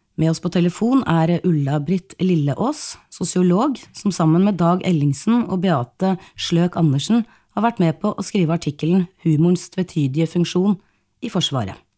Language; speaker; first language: Norwegian; native; Norwegian